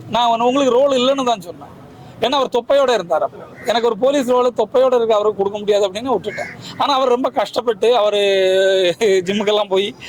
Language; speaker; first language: Tamil; non-native, local second language; Malayalam